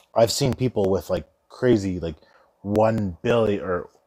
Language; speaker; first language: English; early bilingual, other home language; Spanish